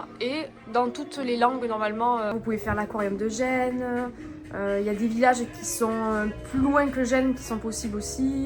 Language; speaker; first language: French; native; French